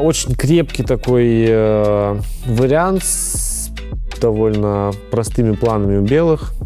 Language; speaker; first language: Russian; native; Russian